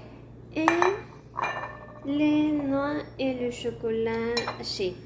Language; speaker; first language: French; non-native, learner; Spanish